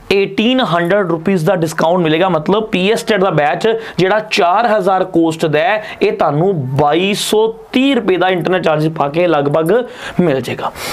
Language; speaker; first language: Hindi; non-native, local second language; Punjabi